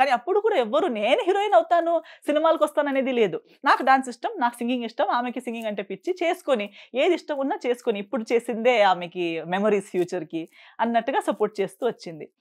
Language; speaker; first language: Telugu; non-native, fluent; Konkani